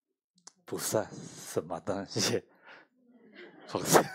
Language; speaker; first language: French; non-native, learner; Tibetan